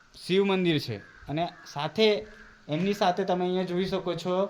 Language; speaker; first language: Gujarati; non-native, local second language; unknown